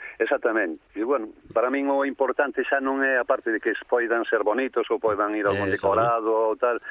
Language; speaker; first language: Galician; native; Galician